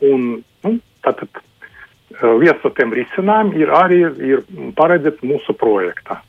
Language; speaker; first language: Latvian; non-native, local second language; Russian